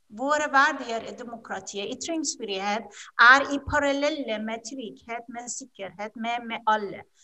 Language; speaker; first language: Norwegian; non-native, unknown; Persian